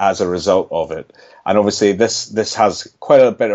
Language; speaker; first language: English; native; English